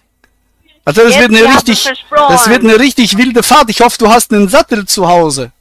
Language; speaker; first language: German; native; German